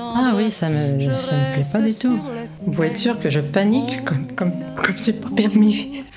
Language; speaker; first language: French; native; French